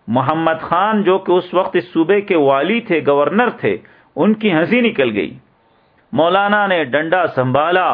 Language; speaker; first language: Urdu; native; Urdu